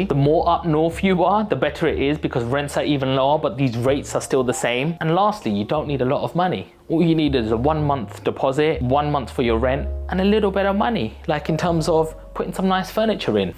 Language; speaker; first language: English; native; English